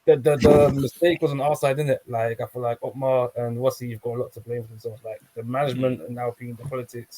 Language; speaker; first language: English; native; English